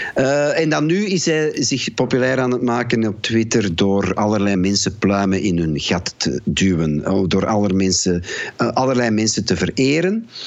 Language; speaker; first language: Dutch; native; Dutch